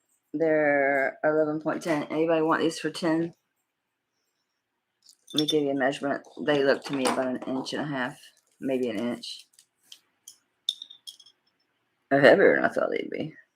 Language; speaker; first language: English; native; English